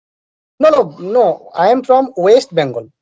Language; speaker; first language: English; non-native, learner; Bangla